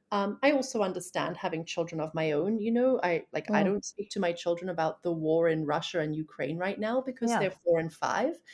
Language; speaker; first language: English; native; English